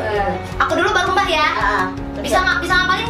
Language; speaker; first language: Indonesian; native; Indonesian